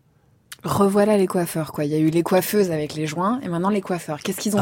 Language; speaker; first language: French; native; French